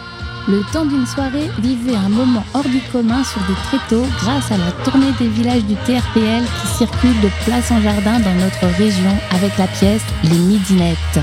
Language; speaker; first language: French; native; French